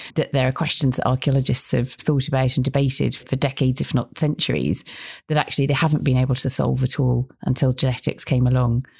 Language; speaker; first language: English; native; English